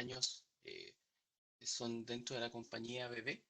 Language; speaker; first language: Spanish; native; Spanish